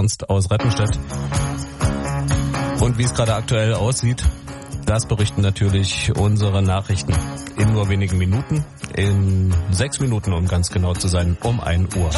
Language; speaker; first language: German; native; German